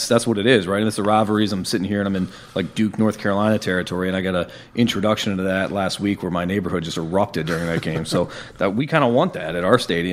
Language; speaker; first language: English; native; English